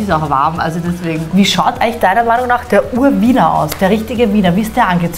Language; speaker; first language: German; native; German